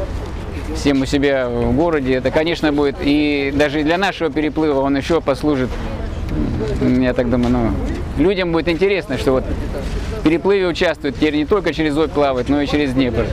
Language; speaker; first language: Russian; native; Russian